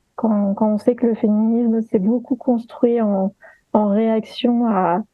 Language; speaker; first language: French; native; French